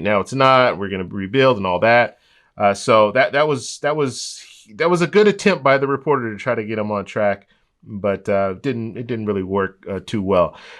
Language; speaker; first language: English; native; English